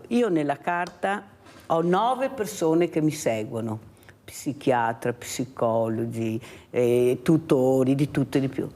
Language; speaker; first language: Italian; native; Italian